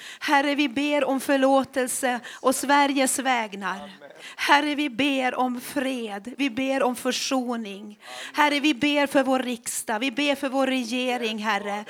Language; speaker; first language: Swedish; native; Swedish